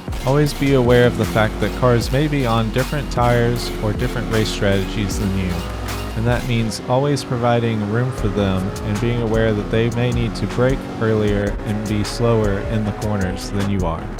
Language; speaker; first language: English; native; English